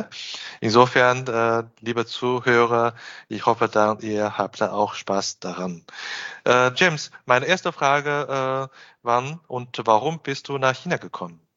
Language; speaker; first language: German; non-native, fluent; Chinese